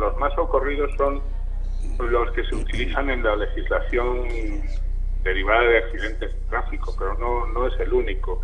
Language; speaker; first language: Spanish; native; Spanish